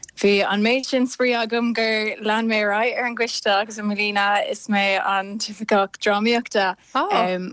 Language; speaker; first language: Irish; non-native, local second language; English